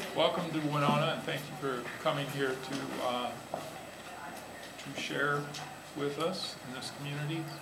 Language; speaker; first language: English; native; English